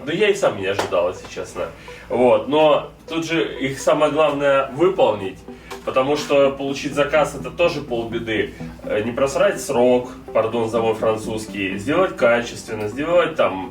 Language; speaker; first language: Russian; native; Russian